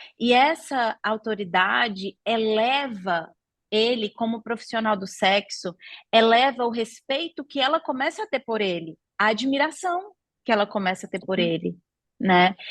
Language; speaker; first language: Portuguese; native; Portuguese